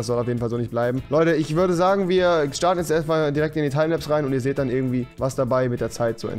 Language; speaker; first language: German; native; German